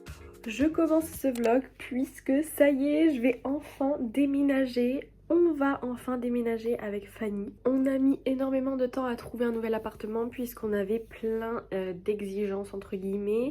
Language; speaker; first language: French; native; French